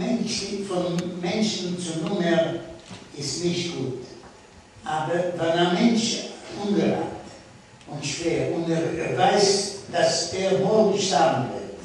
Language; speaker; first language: German; non-native, learner; Yiddish